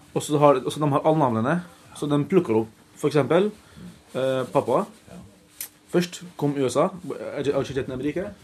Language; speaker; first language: Norwegian; early bilingual, other home language; Arabic